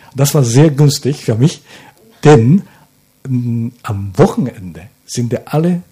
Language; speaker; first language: German; non-native, fluent; Japanese